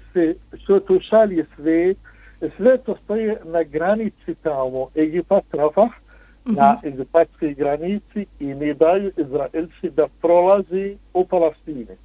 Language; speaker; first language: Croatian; non-native, fluent; Arabic